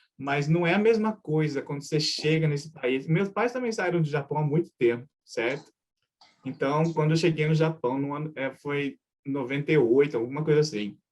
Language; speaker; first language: Portuguese; early bilingual, other home language; Japanese